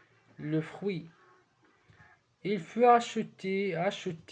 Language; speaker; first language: French; non-native, learner; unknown